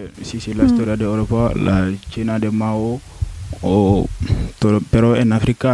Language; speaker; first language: Spanish; non-native, learner; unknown